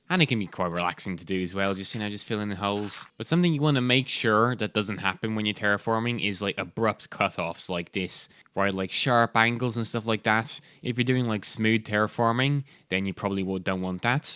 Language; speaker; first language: English; native; English